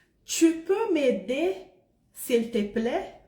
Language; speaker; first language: French; non-native, fluent; Portuguese